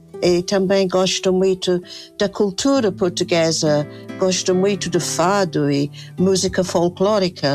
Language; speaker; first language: Portuguese; non-native, fluent; English